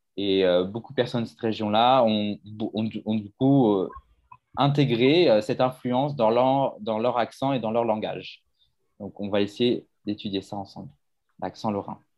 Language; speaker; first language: French; native; French